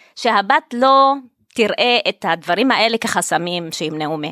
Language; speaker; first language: Hebrew; non-native, local second language; Arabic